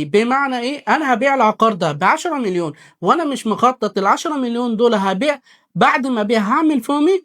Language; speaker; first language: Arabic; native; Arabic